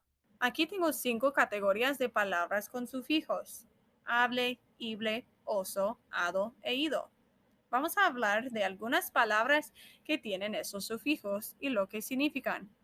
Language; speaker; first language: Spanish; non-native, fluent; English